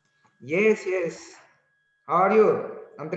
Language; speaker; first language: English; non-native, learner; Azerbaijani